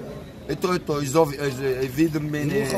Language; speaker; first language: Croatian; non-native, learner; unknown